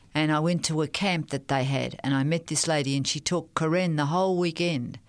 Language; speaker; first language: English; native; English